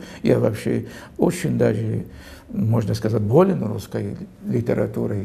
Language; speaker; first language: Russian; non-native, fluent; Arabic